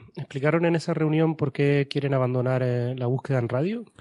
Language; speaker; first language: Spanish; native; Spanish